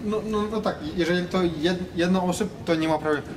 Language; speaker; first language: Polish; non-native, learner; Kazakh